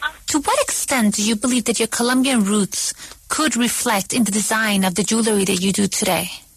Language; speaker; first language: English; non-native, fluent; Spanish